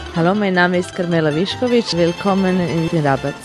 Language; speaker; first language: German; non-native, fluent; Croatian